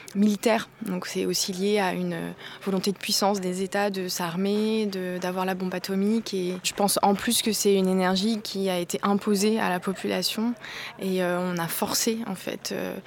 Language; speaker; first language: French; native; French